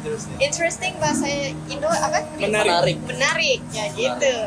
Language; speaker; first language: Indonesian; non-native, learner; Thai